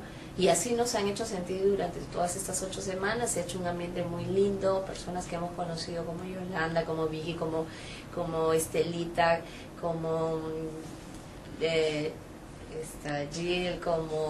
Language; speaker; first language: Spanish; native; Spanish